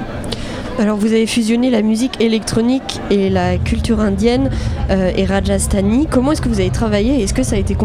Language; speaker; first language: French; native; French